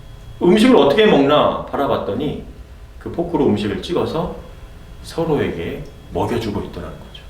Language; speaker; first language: Korean; native; Korean